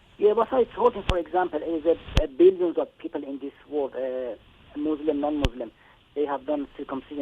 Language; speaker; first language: English; non-native, fluent; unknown